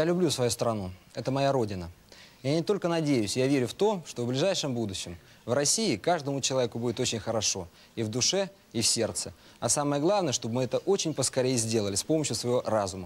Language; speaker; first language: Russian; native; Russian